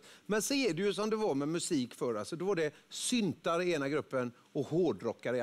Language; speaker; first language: Swedish; native; Swedish